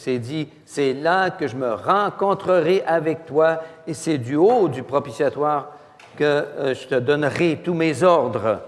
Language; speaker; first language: French; native; French